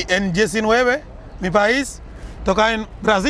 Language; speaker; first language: Spanish; non-native, learner; Haitian Creole